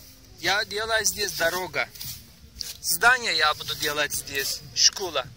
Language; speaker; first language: Russian; non-native, learner; Turkish